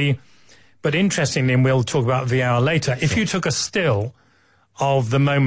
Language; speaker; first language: English; native; English